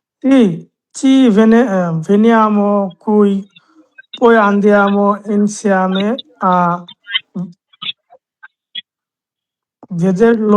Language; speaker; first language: Italian; non-native, learner; Bangla